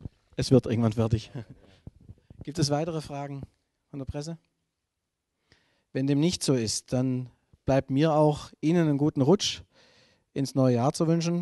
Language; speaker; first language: German; native; German